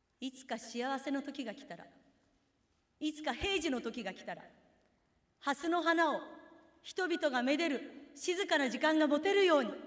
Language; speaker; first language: Japanese; native; Japanese